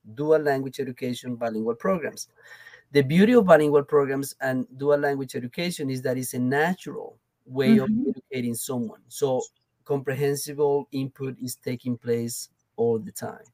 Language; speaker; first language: English; non-native, fluent; Spanish